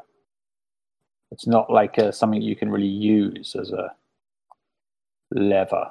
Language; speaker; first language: English; native; English